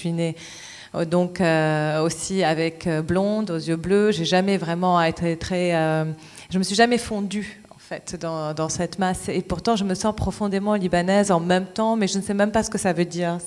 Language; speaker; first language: French; non-native, local second language; Arabic